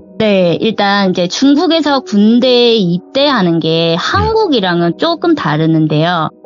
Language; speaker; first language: Korean; non-native, fluent; Chinese